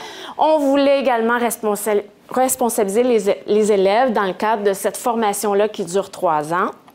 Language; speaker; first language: French; native; French